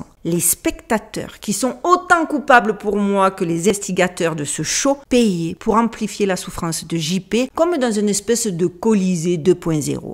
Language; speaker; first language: French; native; French